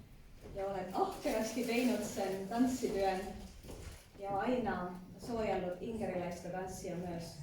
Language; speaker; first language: Finnish; non-native, fluent; Estonian